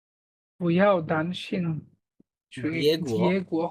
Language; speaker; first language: Chinese; non-native, learner; Bangla